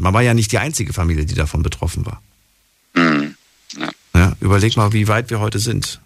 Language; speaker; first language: German; native; German